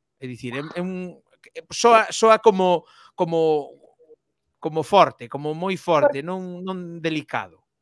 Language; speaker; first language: Galician; native; Galician